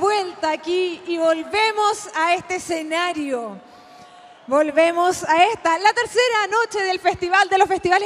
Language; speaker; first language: Spanish; native; Spanish